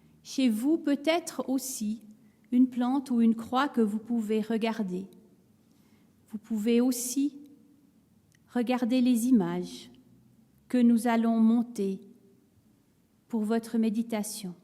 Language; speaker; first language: French; native; French